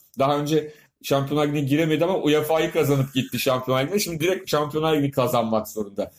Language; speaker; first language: Turkish; native; Turkish